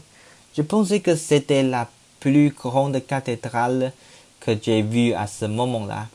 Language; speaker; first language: French; non-native, learner; Chinese